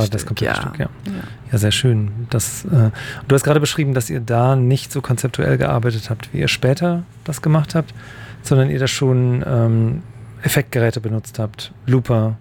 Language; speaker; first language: German; native; German